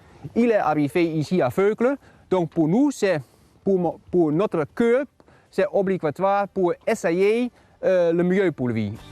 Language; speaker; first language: French; non-native, learner; Dutch